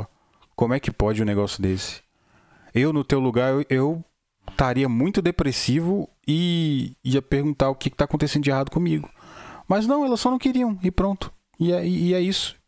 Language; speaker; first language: Portuguese; native; Portuguese